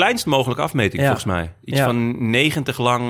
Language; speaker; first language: Dutch; native; Dutch